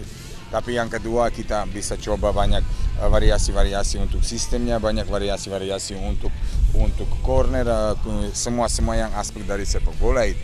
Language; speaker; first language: Indonesian; non-native, fluent; Serbian